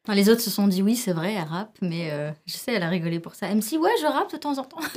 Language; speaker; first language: French; early bilingual, other home language; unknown